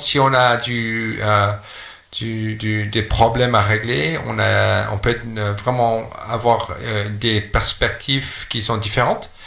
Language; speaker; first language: French; non-native, fluent; English